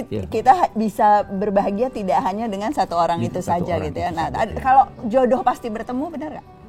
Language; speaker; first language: Indonesian; native; Indonesian